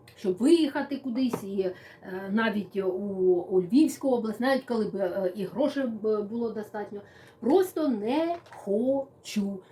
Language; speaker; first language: Ukrainian; native; Ukrainian